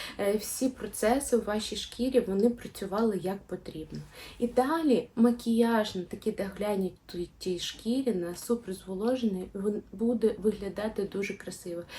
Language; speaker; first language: Ukrainian; non-native, local second language; Russian